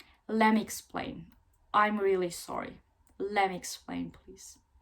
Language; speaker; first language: English; non-native, fluent; Turkish